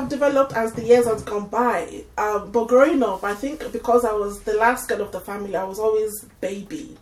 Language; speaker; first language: English; non-native, local second language; Yoruba